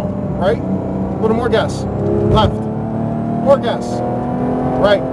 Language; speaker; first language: English; native; English